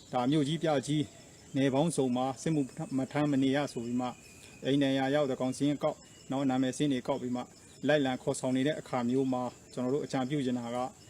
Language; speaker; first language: Burmese; native; Burmese